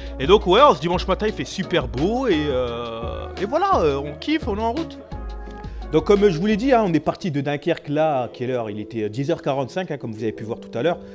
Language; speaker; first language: French; native; French